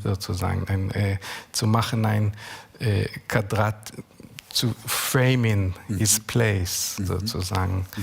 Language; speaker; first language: German; non-native, learner; Hebrew